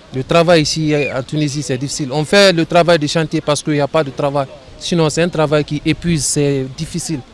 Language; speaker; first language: French; non-native, local second language; Fula